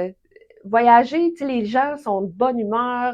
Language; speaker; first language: French; native; French